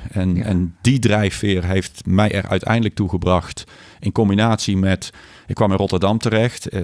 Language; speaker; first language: Dutch; native; Dutch